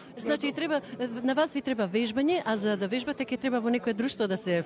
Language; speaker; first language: Macedonian; native; Macedonian